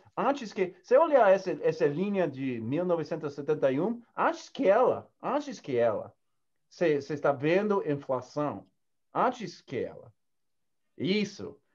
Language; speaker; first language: Portuguese; non-native, learner; English